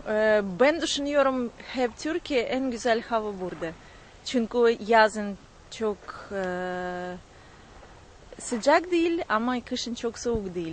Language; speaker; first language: Turkish; non-native, learner; Russian